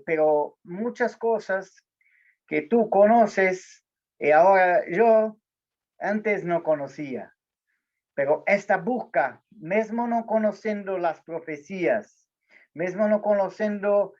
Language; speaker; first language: Spanish; non-native, fluent; Portuguese